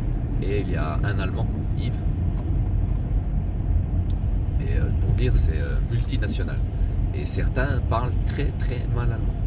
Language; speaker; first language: French; native; French